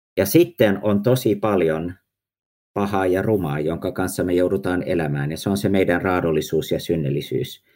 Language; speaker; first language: Finnish; early bilingual, heritage; Finnish